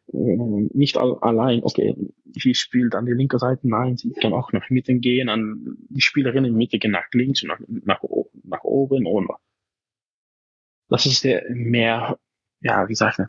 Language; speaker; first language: German; non-native, fluent; Dutch